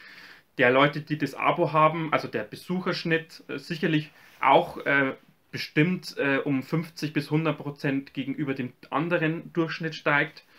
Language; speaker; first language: German; native; German